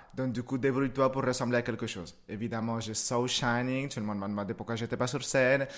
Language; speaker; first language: French; non-native, fluent; Spanish